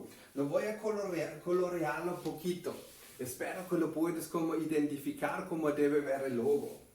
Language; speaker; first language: Spanish; non-native, fluent; German